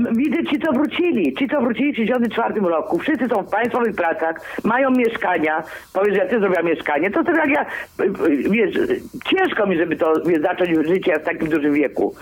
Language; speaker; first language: Polish; early bilingual, other home language; Greek